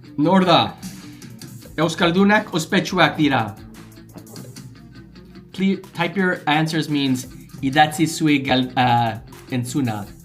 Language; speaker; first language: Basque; non-native, learner; English